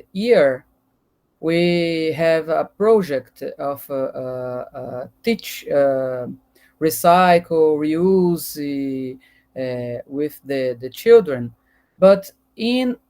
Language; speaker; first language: English; non-native, learner; Portuguese